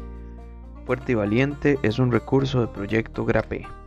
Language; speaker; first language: Spanish; native; Spanish